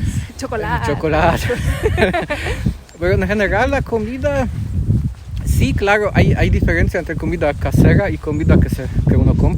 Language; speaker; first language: Spanish; non-native, fluent; Polish